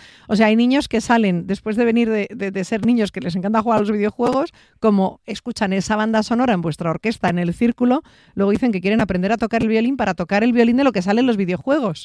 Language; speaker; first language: Spanish; native; Spanish